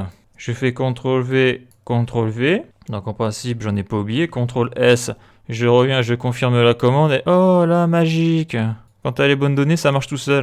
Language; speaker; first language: French; native; French